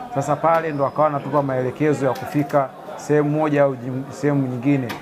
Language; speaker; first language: Swahili; native; Swahili